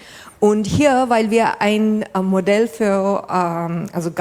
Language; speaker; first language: German; non-native, fluent; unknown